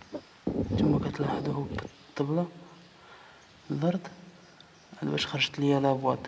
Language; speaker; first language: Arabic; native; Arabic